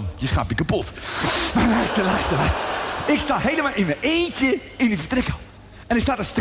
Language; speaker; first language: Dutch; native; Dutch